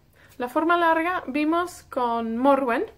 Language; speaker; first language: Spanish; non-native, fluent; Welsh